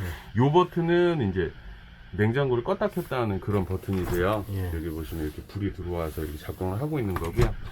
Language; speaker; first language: Korean; native; Korean